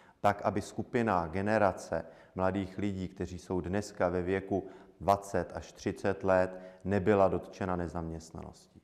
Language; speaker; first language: Czech; native; Czech